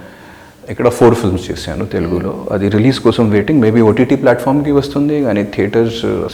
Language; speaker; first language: Telugu; non-native, local second language; Hindi